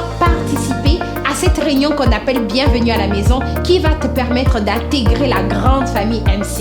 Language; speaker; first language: French; native; French